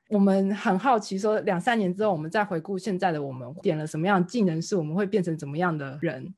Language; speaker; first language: Chinese; native; Chinese